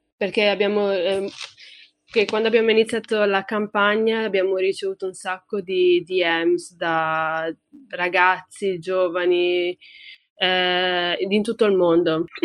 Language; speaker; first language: Italian; early bilingual, other home language; Tigrinya